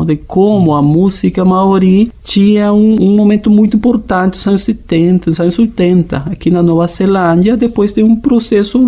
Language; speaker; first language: Portuguese; non-native, fluent; Spanish